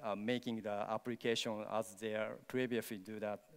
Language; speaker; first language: English; non-native, learner; Japanese